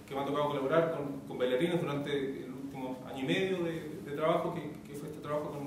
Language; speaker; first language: Spanish; native; Spanish